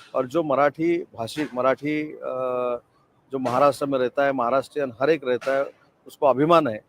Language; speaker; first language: Hindi; non-native, local second language; Marathi